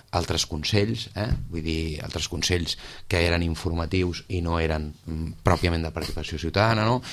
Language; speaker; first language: Catalan; native; Catalan